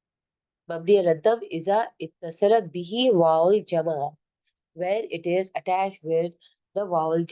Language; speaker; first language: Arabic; non-native, fluent; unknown